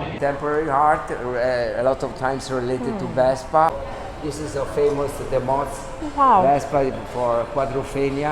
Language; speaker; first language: English; non-native, fluent; Italian